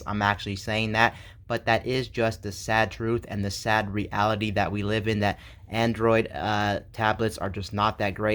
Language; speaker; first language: English; native; English